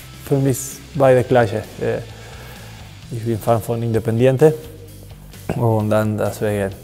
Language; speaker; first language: German; non-native, learner; Spanish